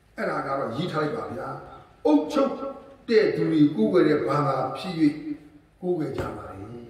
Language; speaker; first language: Burmese; native; Burmese